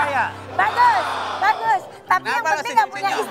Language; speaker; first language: Indonesian; native; Indonesian